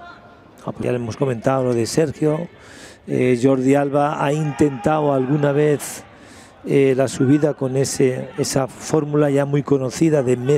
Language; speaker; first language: Spanish; native; Spanish